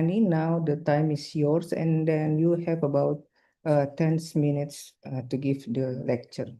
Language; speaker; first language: English; non-native, fluent; Indonesian